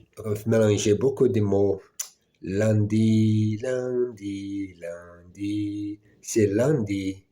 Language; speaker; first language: French; non-native, learner; Portuguese